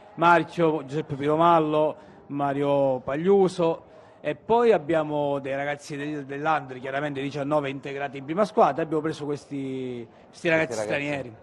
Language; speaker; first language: Italian; native; Italian